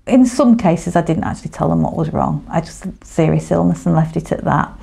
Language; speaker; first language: English; native; English